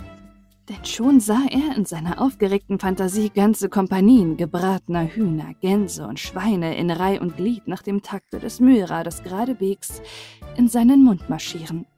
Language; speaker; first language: German; native; German